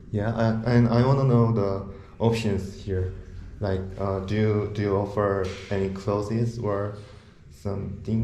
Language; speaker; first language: English; non-native, learner; Korean